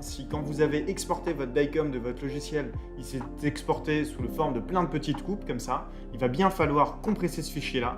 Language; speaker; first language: French; native; French